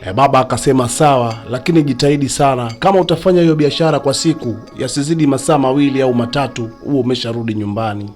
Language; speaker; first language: Swahili; native; Swahili